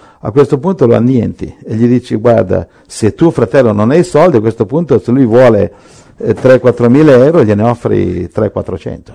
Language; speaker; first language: Italian; native; Italian